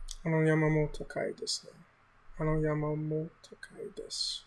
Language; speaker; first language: Japanese; non-native, learner; English